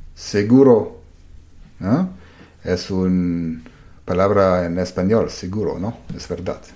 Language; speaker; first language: Spanish; non-native, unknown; German